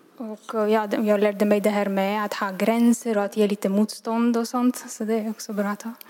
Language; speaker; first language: Swedish; non-native, fluent; Romanian